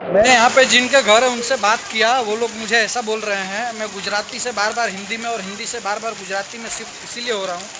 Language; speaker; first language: Hindi; non-native, local second language; Gujarati